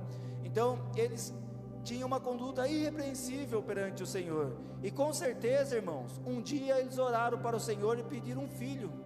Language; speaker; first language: Portuguese; native; Portuguese